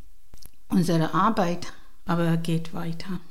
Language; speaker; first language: German; non-native, learner; Divehi